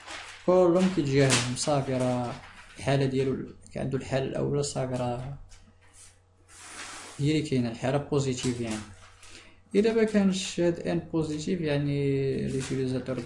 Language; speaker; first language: Arabic; native; Arabic